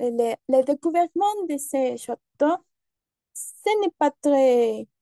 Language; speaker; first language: French; non-native, learner; Spanish